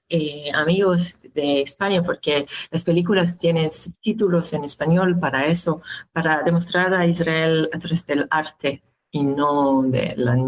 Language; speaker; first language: Spanish; non-native, learner; Hebrew